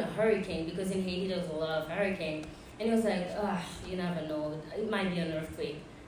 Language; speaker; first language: English; non-native, fluent; Haitian Creole